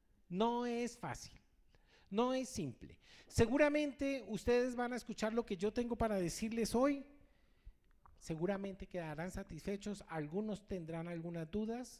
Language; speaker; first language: Spanish; native; Spanish